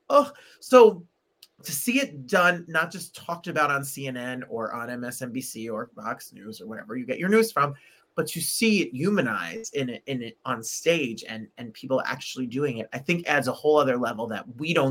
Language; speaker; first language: English; native; English